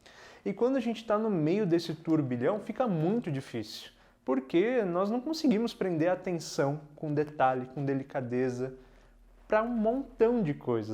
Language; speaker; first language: Portuguese; native; Portuguese